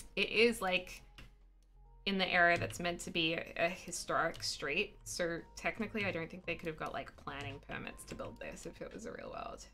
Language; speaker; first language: English; native; English